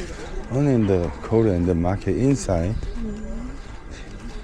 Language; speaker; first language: English; non-native, learner; Korean